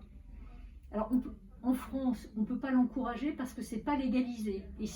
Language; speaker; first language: French; native; French